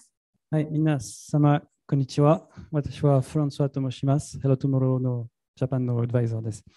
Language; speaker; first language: Japanese; non-native, fluent; French